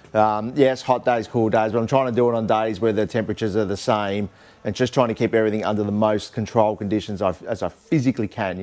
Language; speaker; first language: English; native; English